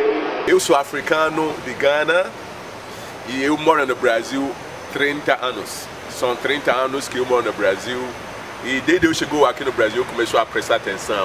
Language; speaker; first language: Portuguese; non-native, learner; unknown